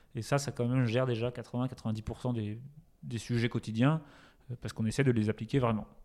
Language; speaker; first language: French; native; French